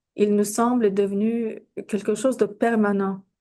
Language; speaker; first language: French; non-native, fluent; English